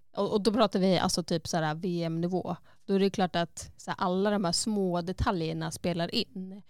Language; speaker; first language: Swedish; native; Swedish